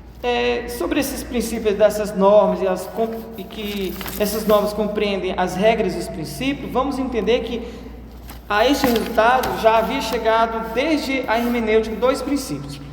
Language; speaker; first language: Portuguese; native; Portuguese